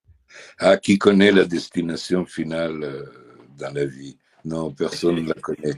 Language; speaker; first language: French; early bilingual, heritage; French